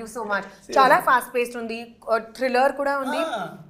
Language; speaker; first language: Telugu; non-native, local second language; Hindi